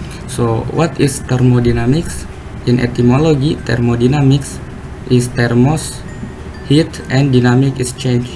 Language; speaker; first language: English; non-native, learner; Indonesian